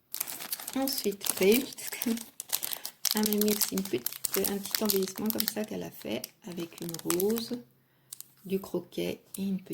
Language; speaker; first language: French; native; French